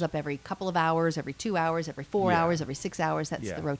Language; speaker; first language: English; native; English